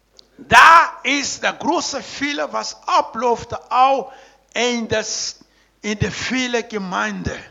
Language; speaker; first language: German; non-native, learner; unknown